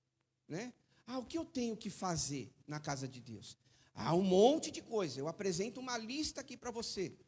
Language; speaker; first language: Portuguese; native; Portuguese